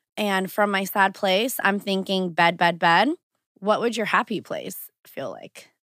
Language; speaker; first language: English; early bilingual, other home language; Portuguese